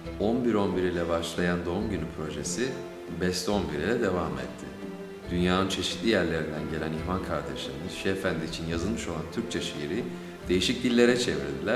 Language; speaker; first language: Turkish; native; Turkish